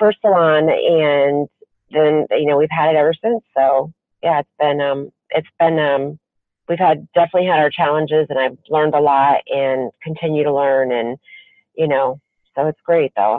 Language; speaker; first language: English; native; English